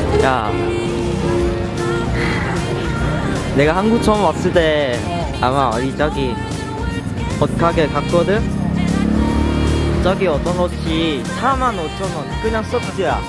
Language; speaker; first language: Korean; non-native, learner; Vietnamese